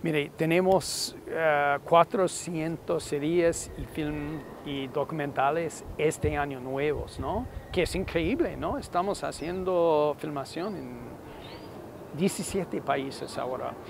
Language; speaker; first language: Spanish; non-native, fluent; English